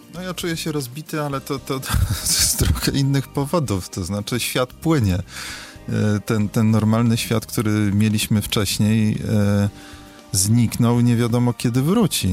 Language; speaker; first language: Polish; native; Polish